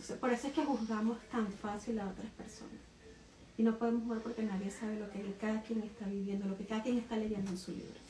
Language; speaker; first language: Spanish; native; Spanish